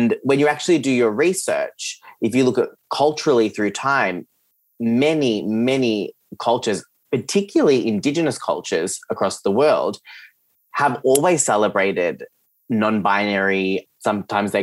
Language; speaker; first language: English; early bilingual, other home language; Serbian